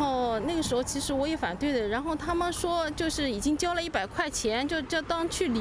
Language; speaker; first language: Chinese; native; Chinese